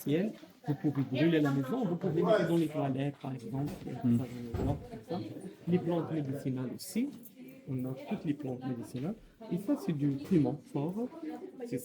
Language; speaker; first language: French; non-native, local second language; Arabic